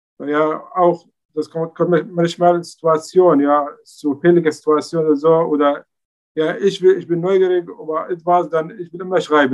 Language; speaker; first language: German; non-native, learner; Arabic